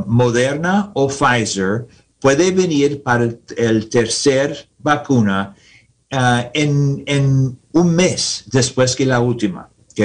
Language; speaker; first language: Spanish; non-native, learner; English